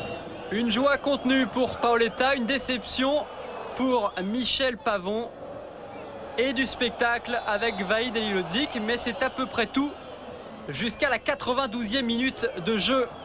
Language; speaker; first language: French; native; French